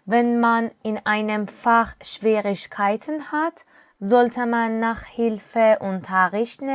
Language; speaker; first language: German; non-native, fluent; Persian